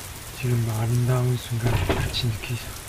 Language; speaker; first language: Korean; non-native, learner; Chinese